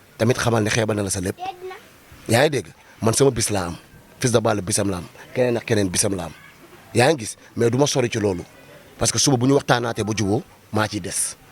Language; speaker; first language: Wolof; native; Wolof